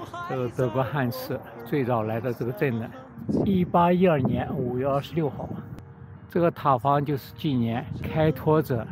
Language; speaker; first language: Chinese; native; Chinese